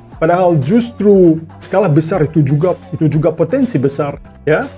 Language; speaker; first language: Indonesian; non-native, fluent; Russian